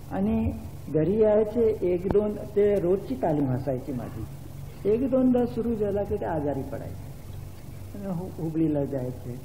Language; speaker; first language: Marathi; non-native, local second language; Gujarati